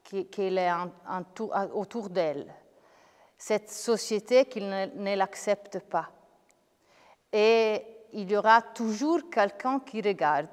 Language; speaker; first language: French; non-native, fluent; Italian